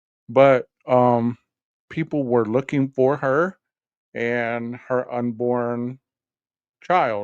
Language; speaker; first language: English; native; English